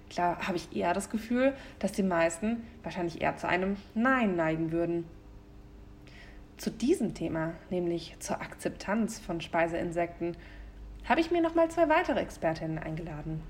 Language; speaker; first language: German; native; German